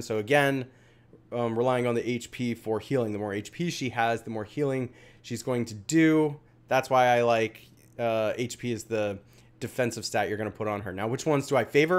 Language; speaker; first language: English; native; English